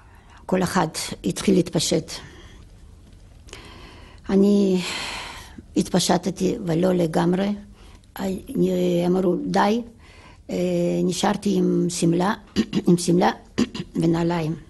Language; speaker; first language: Hebrew; non-native, fluent; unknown